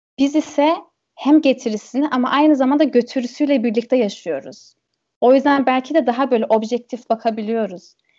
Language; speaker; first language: Turkish; early bilingual, heritage; Turkish